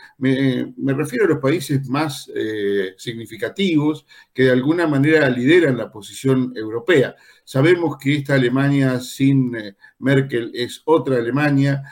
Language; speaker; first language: Spanish; native; Spanish